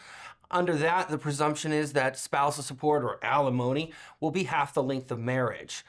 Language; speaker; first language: English; native; English